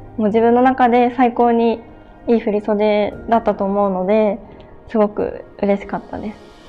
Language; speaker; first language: Japanese; native; Japanese